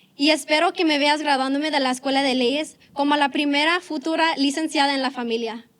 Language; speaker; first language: Spanish; early bilingual, heritage; Spanish